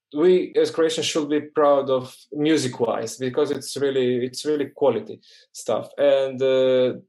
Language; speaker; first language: English; non-native, fluent; Croatian